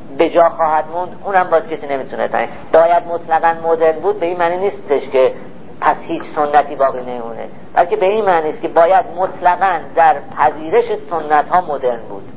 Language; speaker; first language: Persian; native; Persian